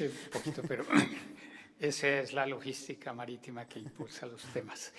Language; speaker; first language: Spanish; native; Spanish